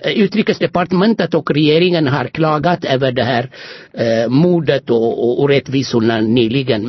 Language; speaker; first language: Swedish; non-native, fluent; Amharic